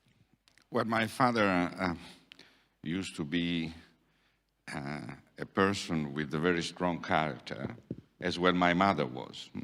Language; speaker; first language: English; non-native, fluent; Italian